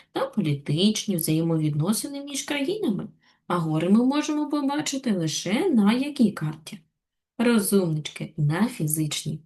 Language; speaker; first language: Ukrainian; native; Ukrainian